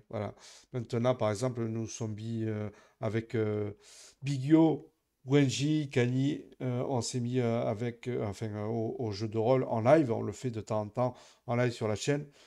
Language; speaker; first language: French; native; French